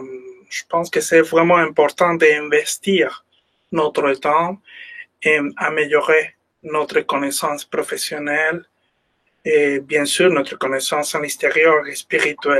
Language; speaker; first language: French; non-native, fluent; Spanish